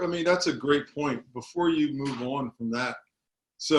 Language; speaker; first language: English; native; English